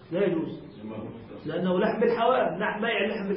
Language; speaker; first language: Arabic; native; Arabic